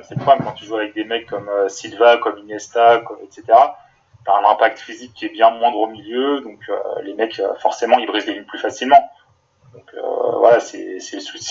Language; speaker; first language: French; native; French